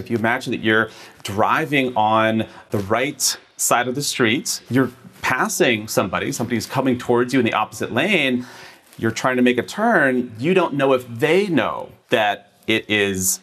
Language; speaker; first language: English; native; English